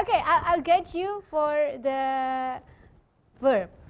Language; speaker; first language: English; non-native, fluent; Indonesian